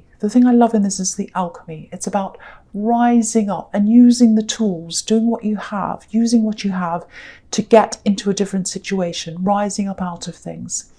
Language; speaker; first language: English; native; English